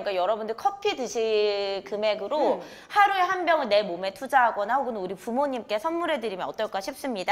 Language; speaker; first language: Korean; native; Korean